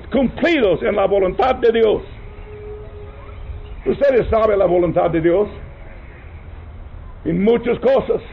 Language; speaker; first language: Spanish; non-native, fluent; English